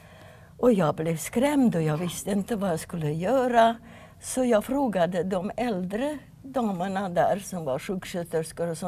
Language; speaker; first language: Swedish; non-native, fluent; Yiddish